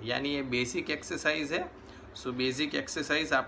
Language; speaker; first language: Hindi; native; Hindi